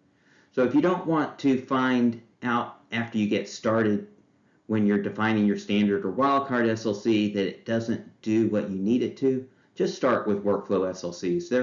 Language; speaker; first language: English; native; English